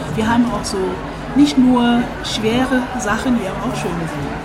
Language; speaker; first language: German; non-native, fluent; French